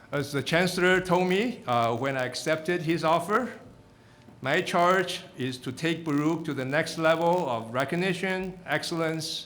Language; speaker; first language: English; non-native, fluent; Chinese